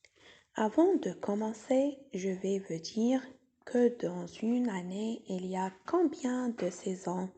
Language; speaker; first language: French; non-native, local second language; Arabic